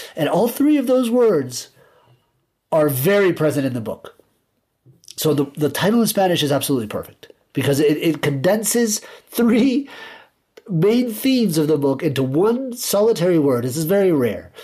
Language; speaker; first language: English; early bilingual, other home language; Spanish